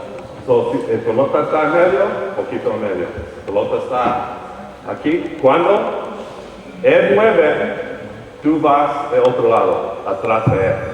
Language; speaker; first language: Spanish; early bilingual, heritage; Spanish